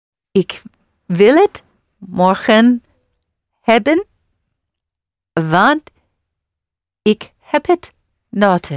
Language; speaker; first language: Dutch; non-native, learner; English